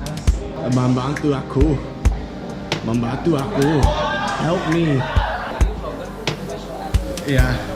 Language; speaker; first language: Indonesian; non-native, learner; English